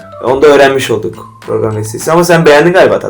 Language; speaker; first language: Turkish; native; Turkish